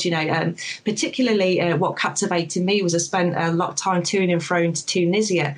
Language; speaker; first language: English; native; English